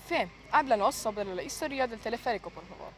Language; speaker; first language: Spanish; non-native, learner; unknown